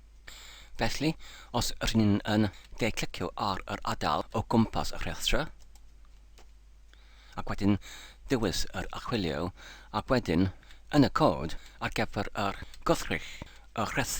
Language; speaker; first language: Welsh; non-native, learner; English